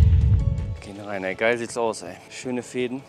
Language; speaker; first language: German; native; German